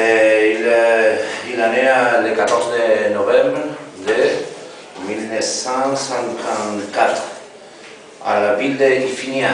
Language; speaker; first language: French; non-native, learner; Spanish